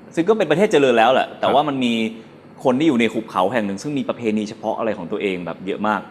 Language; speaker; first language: Thai; native; Thai